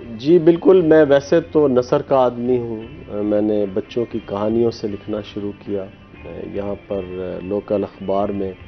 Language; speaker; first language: Urdu; non-native, local second language; Haryanvi